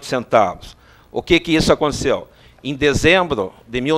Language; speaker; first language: Portuguese; native; Portuguese